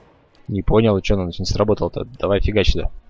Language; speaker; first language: Russian; native; Russian